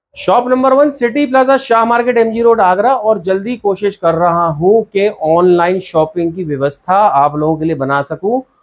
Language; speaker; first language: Hindi; native; Hindi